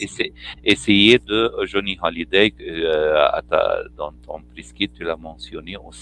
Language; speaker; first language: French; non-native, fluent; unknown